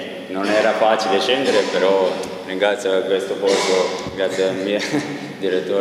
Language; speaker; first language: Italian; non-native, fluent; Croatian